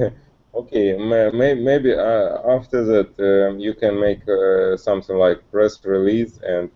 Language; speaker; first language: English; non-native, learner; Russian